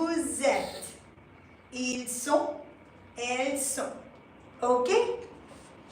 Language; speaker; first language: French; non-native, fluent; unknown